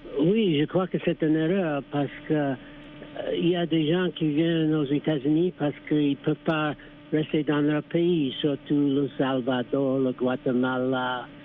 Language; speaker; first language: French; non-native, fluent; English